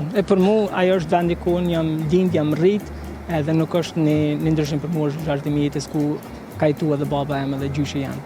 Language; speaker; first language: Albanian; native; Albanian